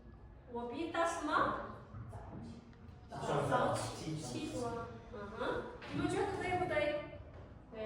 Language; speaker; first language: Chinese; non-native, fluent; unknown